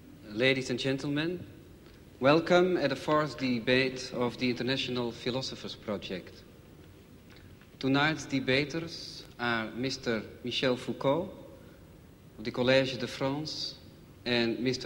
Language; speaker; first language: English; non-native, fluent; Dutch